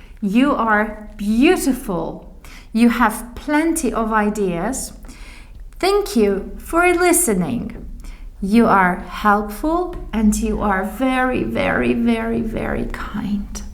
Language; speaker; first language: English; non-native, fluent; Polish